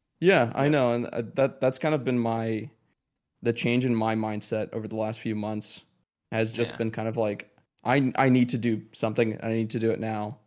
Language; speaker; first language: English; early bilingual, other home language; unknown